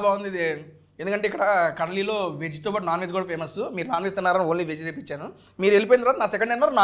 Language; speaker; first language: Telugu; native; Telugu